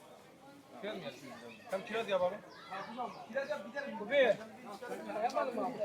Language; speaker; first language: Turkish; native; Turkish